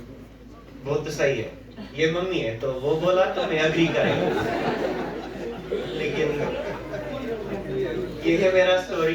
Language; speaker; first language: Hindi; early bilingual, heritage; English